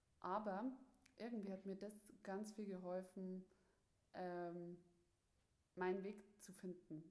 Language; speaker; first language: German; native; German